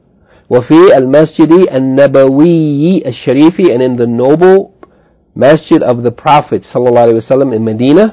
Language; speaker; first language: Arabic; non-native, fluent; English